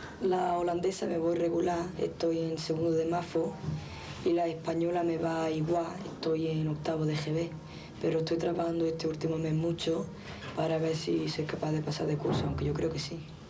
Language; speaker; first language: Spanish; early bilingual, heritage; Spanish